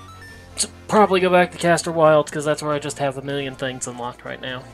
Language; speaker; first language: English; native; English